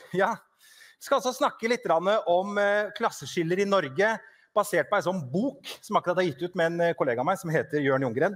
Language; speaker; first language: Norwegian; native; Norwegian